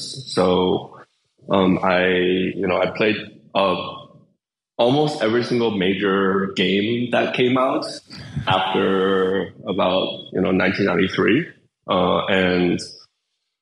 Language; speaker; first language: English; native; English